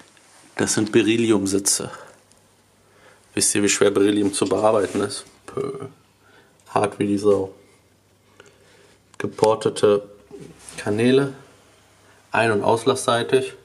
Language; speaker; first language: German; native; German